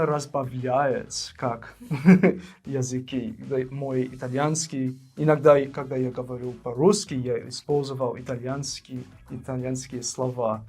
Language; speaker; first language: Russian; non-native, fluent; English